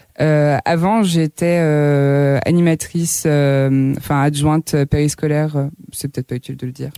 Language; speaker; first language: French; native; French